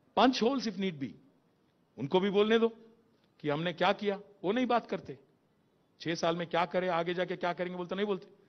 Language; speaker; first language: Hindi; non-native, local second language; Telugu